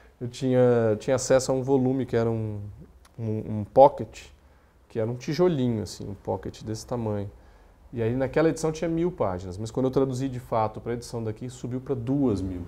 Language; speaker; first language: Portuguese; native; Portuguese